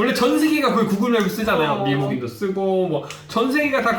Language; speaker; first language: Korean; native; Korean